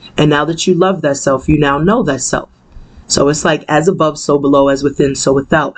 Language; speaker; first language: English; native; English